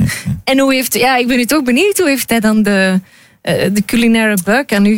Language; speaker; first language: Dutch; native; Dutch